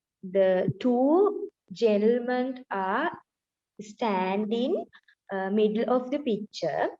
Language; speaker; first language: English; non-native, learner; Sinhala